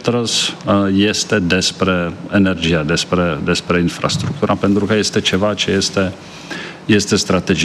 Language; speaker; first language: Romanian; non-native, fluent; Czech